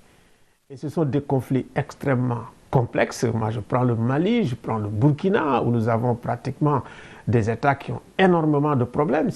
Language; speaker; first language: French; non-native, local second language; Wolof